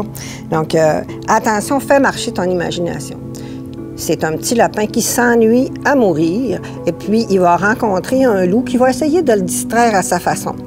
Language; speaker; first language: French; native; French